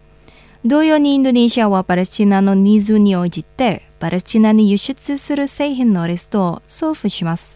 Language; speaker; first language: Japanese; non-native, fluent; Indonesian